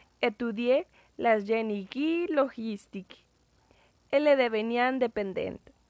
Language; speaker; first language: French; non-native, learner; Spanish